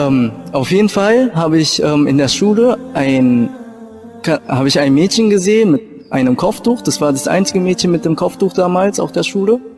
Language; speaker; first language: German; early bilingual, other home language; Japanese